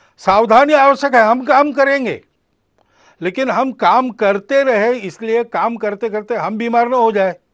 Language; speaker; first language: Hindi; non-native, local second language; Marathi